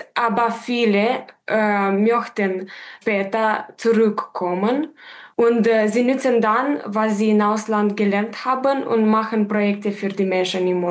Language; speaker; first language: German; non-native, fluent; Romanian